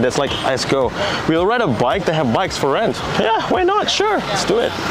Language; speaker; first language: English; non-native, fluent; Indonesian